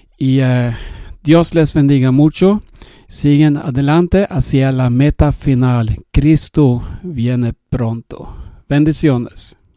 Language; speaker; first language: Spanish; non-native, fluent; Swedish